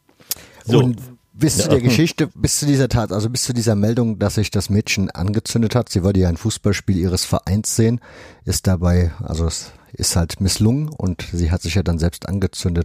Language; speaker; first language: German; native; German